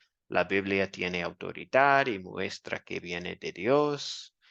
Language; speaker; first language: Spanish; non-native, fluent; English